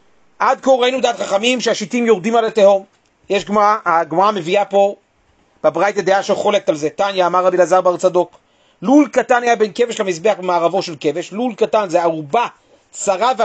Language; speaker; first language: Hebrew; native; Hebrew